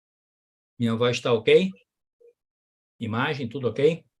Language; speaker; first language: Portuguese; native; Portuguese